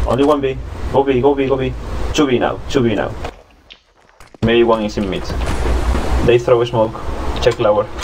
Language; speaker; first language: English; non-native, learner; Spanish